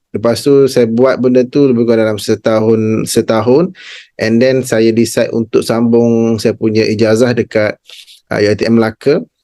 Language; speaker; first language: Malay; native; Malay